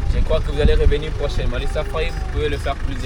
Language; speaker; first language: French; native; French